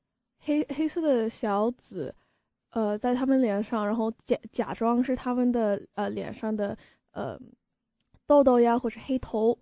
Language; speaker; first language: Chinese; early bilingual, heritage; Chinese